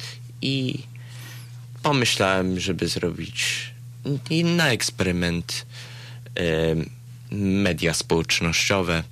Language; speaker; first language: Polish; early bilingual, heritage; Polish